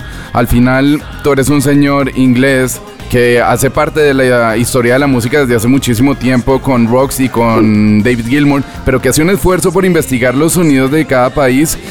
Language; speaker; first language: Spanish; native; Spanish